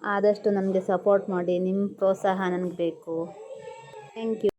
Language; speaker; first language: Kannada; native; Kannada